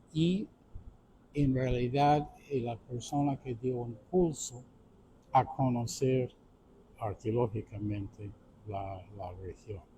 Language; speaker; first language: Spanish; non-native, fluent; English